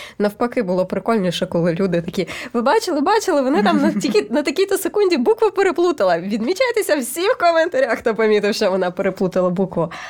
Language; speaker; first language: Ukrainian; native; Ukrainian